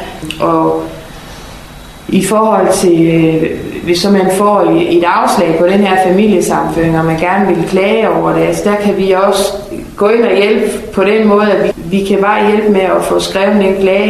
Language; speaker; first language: Danish; native; Danish